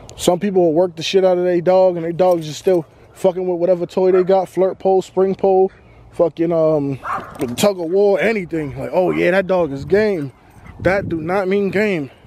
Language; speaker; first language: English; native; English